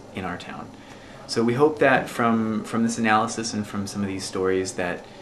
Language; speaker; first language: English; native; English